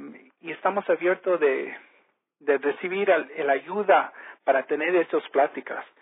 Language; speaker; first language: Spanish; early bilingual, heritage; Spanish